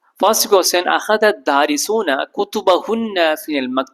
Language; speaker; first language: Arabic; non-native, fluent; Malayalam